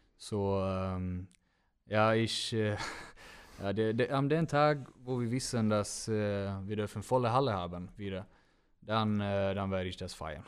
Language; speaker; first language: German; non-native, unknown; Swedish